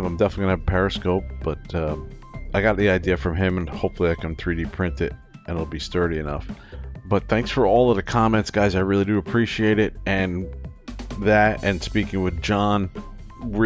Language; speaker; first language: English; native; English